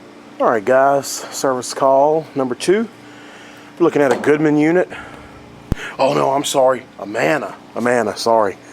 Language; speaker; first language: English; native; English